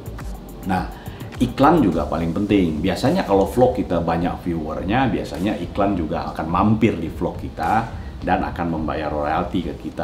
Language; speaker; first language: Indonesian; native; Indonesian